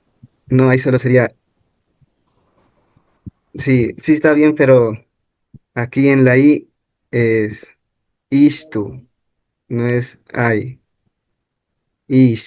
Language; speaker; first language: Spanish; non-native, local second language; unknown